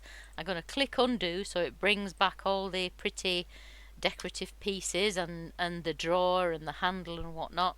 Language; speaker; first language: English; native; English